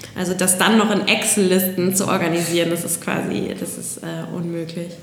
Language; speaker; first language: German; native; German